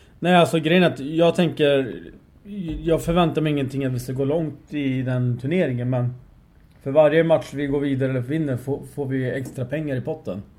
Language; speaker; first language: Swedish; early bilingual, other home language; Persian